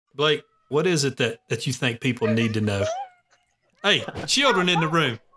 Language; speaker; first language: English; native; English